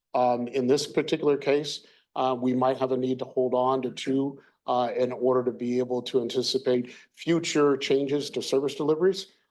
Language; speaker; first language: English; native; English